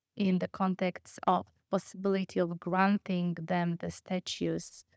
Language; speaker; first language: English; non-native, fluent; Polish